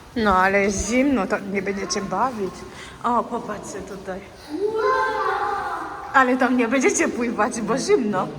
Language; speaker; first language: Polish; non-native, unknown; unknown